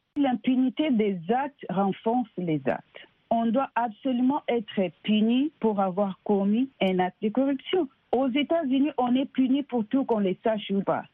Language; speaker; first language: French; non-native, local second language; Lingala